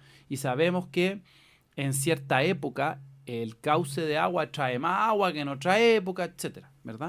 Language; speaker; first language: Spanish; native; Spanish